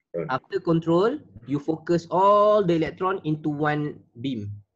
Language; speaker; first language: English; non-native, local second language; Malay